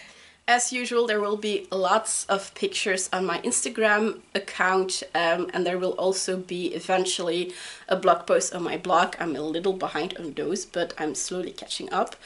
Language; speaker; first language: English; non-native, fluent; Dutch